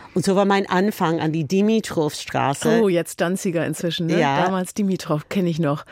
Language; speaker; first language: German; non-native, fluent; English